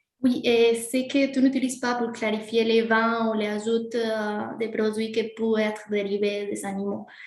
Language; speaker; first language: French; non-native, fluent; Spanish